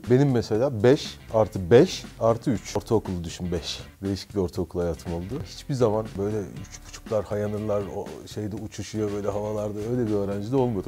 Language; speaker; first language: Turkish; native; Turkish